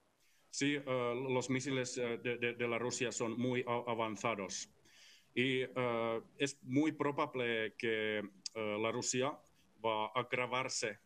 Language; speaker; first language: Spanish; non-native, fluent; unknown